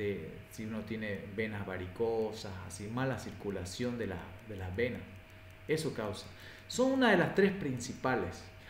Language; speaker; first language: Spanish; native; Spanish